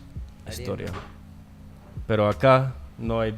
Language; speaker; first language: Spanish; non-native, learner; English